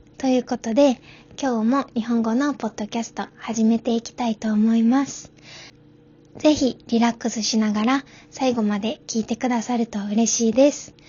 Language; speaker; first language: Japanese; native; Japanese